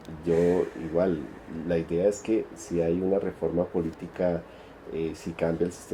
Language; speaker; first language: Spanish; native; Spanish